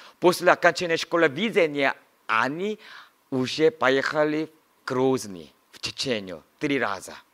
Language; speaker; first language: Russian; non-native, learner; Korean